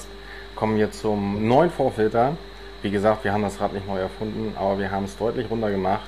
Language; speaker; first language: German; native; German